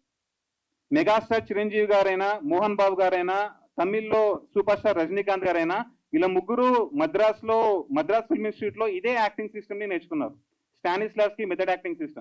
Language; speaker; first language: Telugu; native; Telugu